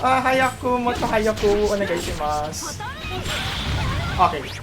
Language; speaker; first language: Japanese; non-native, learner; Filipino